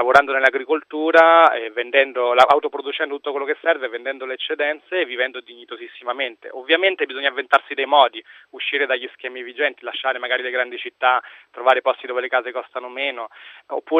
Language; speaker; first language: Italian; native; Italian